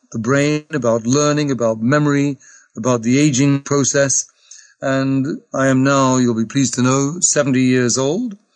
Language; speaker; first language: English; native; English